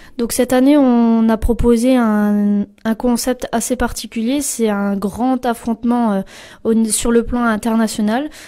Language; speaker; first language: French; native; French